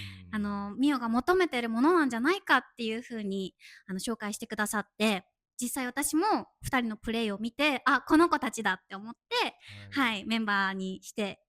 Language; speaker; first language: Japanese; native; Japanese